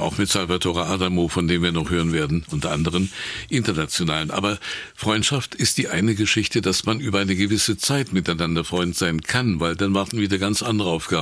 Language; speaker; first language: German; native; German